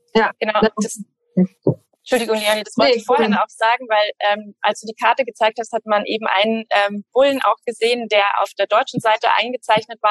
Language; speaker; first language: German; native; German